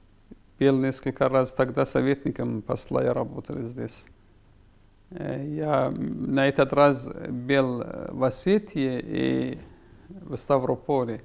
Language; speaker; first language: Russian; non-native, fluent; Persian